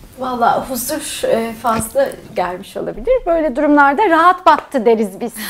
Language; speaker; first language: Turkish; native; Turkish